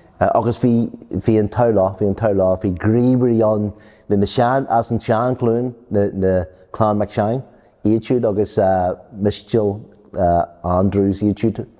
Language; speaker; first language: Irish; non-native, local second language; English